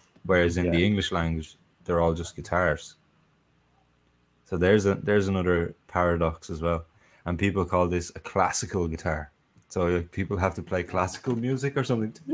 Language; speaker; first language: English; native; English